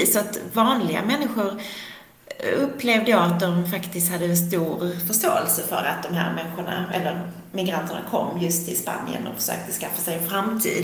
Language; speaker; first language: Swedish; native; Swedish